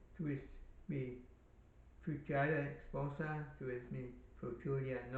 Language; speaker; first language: Spanish; non-native, learner; English